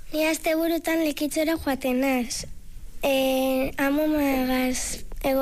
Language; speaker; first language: Basque; native; Basque